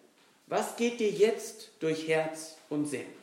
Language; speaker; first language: German; native; German